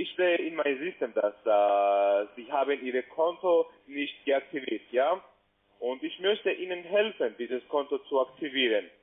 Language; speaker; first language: German; non-native, learner; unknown